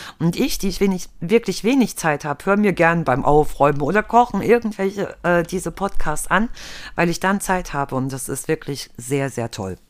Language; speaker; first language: German; native; German